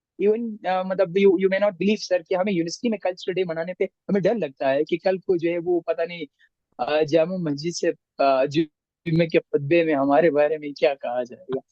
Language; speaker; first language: Urdu; non-native, local second language; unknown